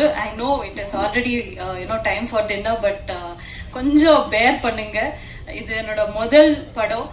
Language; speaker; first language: Tamil; non-native, learner; Kannada